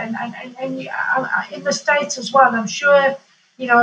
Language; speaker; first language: English; native; English